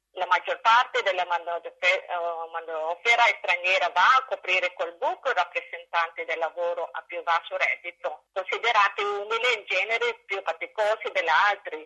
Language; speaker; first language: Italian; non-native, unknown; Filipino